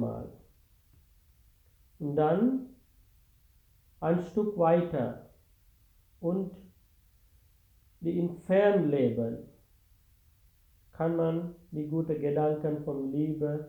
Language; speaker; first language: German; non-native, fluent; Sinhala